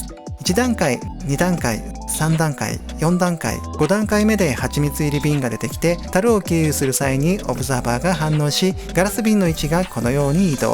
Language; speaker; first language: Japanese; native; Japanese